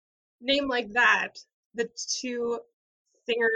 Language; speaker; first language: English; native; English